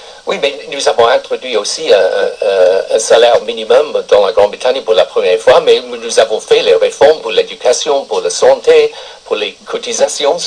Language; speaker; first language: French; non-native, fluent; English